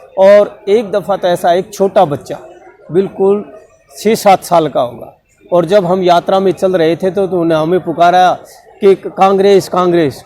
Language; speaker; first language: Hindi; native; Hindi